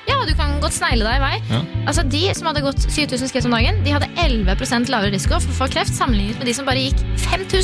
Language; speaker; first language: Norwegian; native; Norwegian